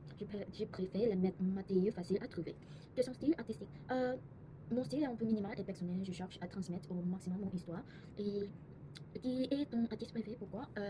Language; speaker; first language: French; non-native, learner; Korean